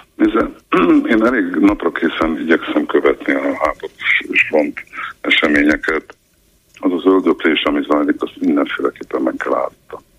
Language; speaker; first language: Hungarian; native; Hungarian